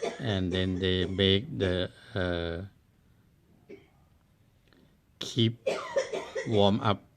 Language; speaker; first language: English; non-native, learner; Thai